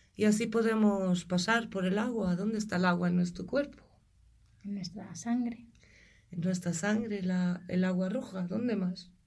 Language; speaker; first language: Spanish; non-native, fluent; German